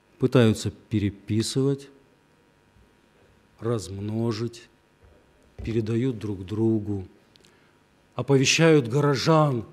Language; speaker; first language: Russian; native; Russian